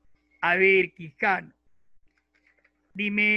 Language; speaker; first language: Spanish; native; Spanish